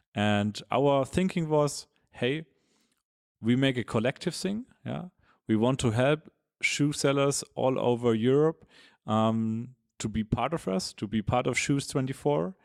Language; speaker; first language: English; non-native, fluent; German